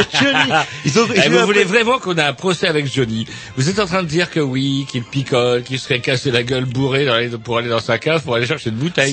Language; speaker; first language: French; native; French